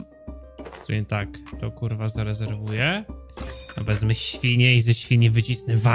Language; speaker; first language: Polish; native; Polish